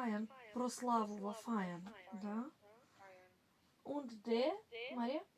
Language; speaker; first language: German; non-native, fluent; Macedonian